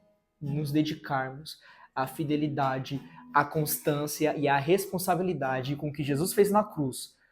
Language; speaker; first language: Portuguese; native; Portuguese